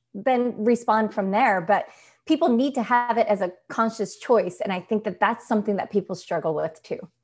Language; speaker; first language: English; non-native, fluent; Italian